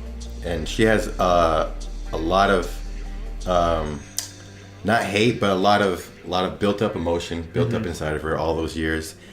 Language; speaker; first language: English; native; English